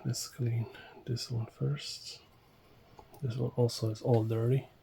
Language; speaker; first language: English; non-native, fluent; Arabic